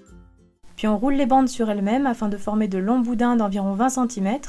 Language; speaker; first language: French; native; French